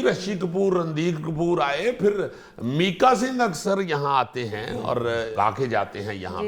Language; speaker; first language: Urdu; native; Urdu